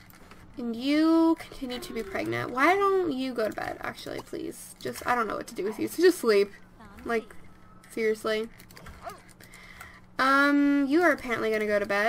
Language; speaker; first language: English; native; English